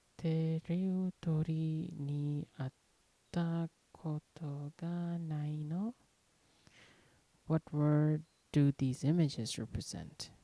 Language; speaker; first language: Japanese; non-native, learner; English